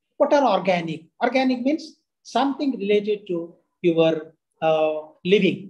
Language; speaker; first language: English; non-native, local second language; Telugu